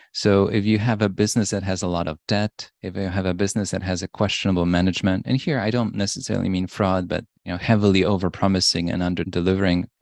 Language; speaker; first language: English; non-native, fluent; Polish